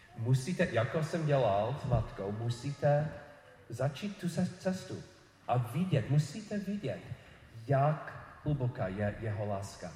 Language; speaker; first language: Czech; non-native, fluent; English